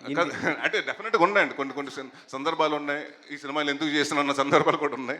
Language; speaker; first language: Telugu; native; Telugu